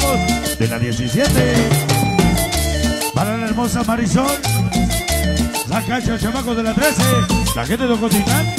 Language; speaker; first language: Spanish; native; Spanish